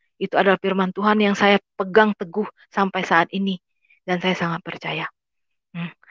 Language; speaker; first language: Indonesian; native; Indonesian